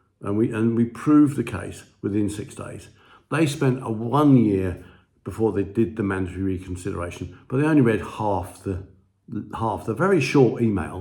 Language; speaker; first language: English; native; English